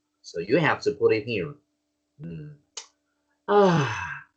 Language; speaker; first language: English; non-native, learner; Vietnamese